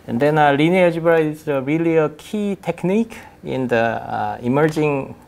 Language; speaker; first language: English; non-native, fluent; Korean